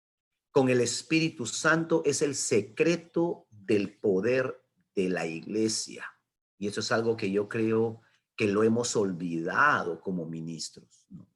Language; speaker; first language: Spanish; native; Spanish